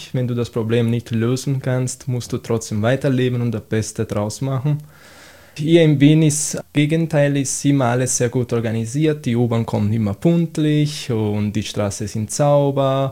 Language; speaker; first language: German; non-native, fluent; Italian